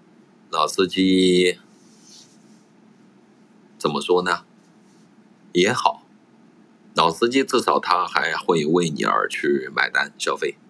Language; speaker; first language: Chinese; native; Chinese